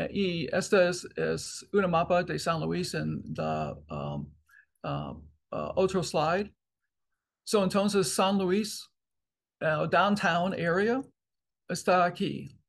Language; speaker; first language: Spanish; non-native, learner; English